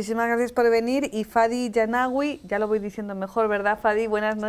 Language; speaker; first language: Spanish; native; Spanish